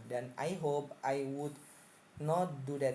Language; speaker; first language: English; non-native, fluent; Indonesian